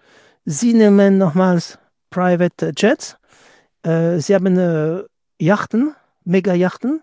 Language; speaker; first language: German; non-native, fluent; French